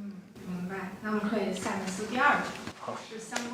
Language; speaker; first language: Chinese; native; Chinese